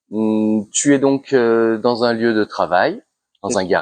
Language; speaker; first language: French; native; French